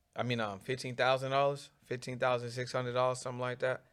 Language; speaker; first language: English; native; English